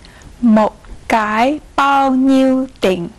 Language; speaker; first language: Vietnamese; non-native, learner; Chinese